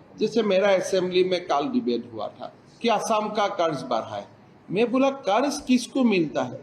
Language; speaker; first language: Hindi; non-native, local second language; Assamese